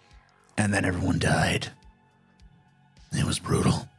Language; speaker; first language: English; native; English